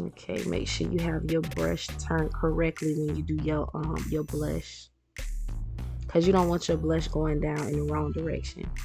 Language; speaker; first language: English; native; English